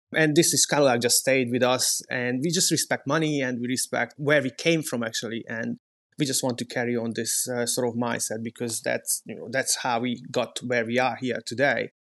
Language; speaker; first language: English; non-native, fluent; Hungarian